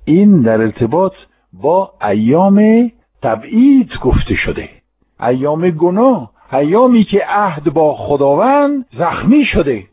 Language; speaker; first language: Persian; non-native, fluent; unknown